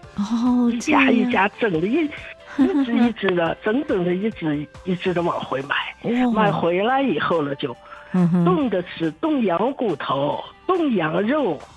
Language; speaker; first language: Chinese; native; Chinese